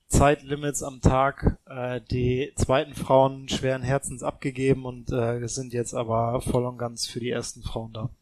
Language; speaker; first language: German; native; German